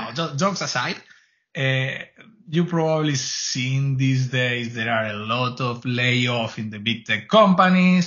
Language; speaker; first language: English; non-native, fluent; Spanish